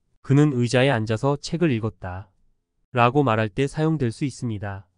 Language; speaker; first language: Korean; native; Korean